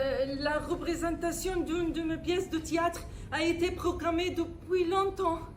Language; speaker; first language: French; non-native, fluent; Arabic